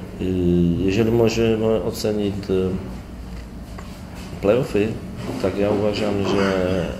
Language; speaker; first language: Polish; non-native, learner; Slovak